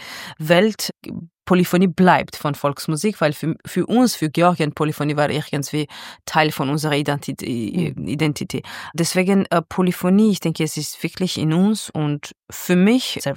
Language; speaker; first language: German; non-native, fluent; Georgian